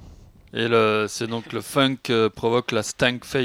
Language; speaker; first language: French; native; French